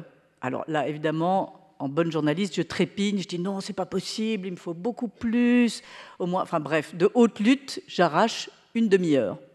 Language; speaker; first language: French; native; French